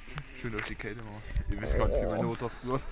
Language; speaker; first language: German; native; German